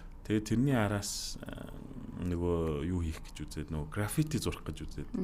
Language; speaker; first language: Mongolian; native; Mongolian